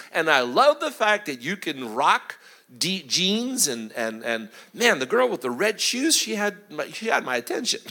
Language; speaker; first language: English; native; English